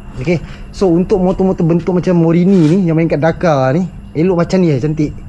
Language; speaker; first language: Malay; native; Malay